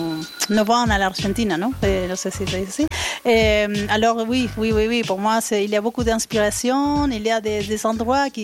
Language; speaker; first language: French; non-native, fluent; Spanish